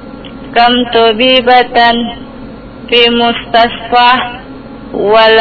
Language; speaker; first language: Arabic; non-native, learner; Indonesian